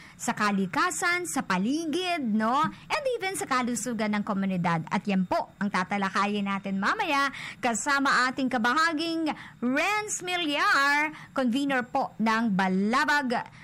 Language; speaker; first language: Filipino; native; Filipino